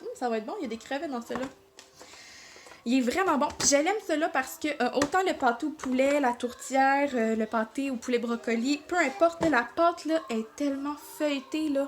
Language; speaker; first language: French; native; French